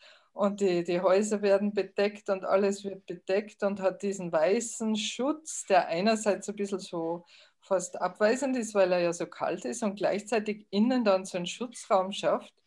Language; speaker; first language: German; native; German